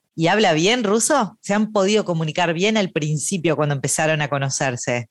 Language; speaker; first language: Spanish; native; Spanish